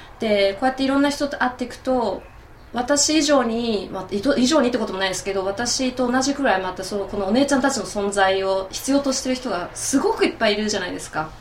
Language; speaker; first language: Japanese; native; Japanese